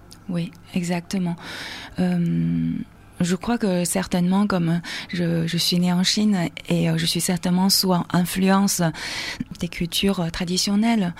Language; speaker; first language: French; non-native, fluent; Chinese